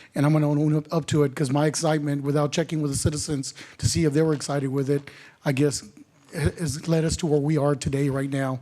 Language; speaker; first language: English; native; English